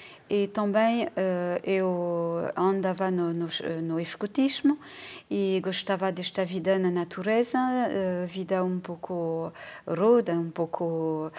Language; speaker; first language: Portuguese; non-native, fluent; French